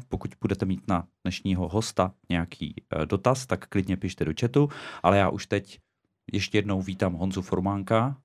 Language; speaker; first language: Czech; native; Czech